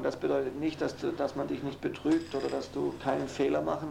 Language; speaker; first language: German; native; German